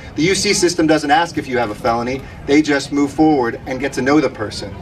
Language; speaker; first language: English; early bilingual, other home language; Spanish